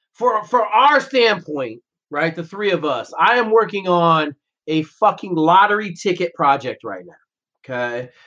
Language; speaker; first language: English; native; English